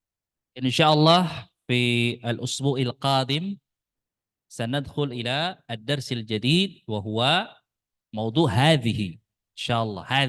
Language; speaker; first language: Arabic; non-native, fluent; Indonesian